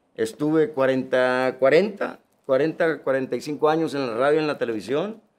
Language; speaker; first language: Spanish; native; Spanish